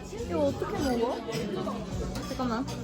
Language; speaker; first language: Korean; non-native, fluent; Turkish